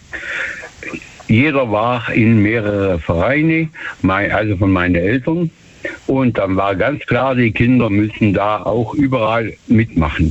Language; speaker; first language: German; native; German